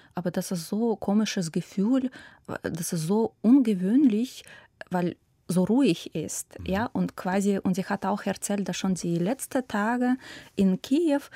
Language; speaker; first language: German; non-native, fluent; Ukrainian